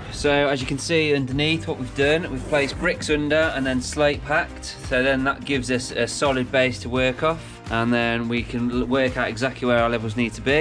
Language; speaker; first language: English; native; English